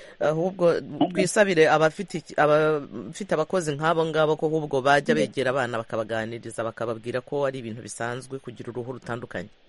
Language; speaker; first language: Kinyarwanda; native; Kinyarwanda